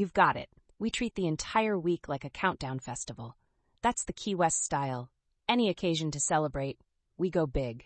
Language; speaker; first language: English; native; English